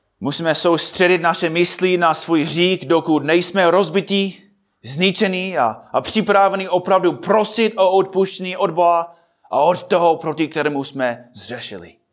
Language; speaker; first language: Czech; non-native, fluent; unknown